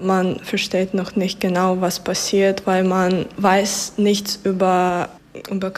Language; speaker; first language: German; non-native, fluent; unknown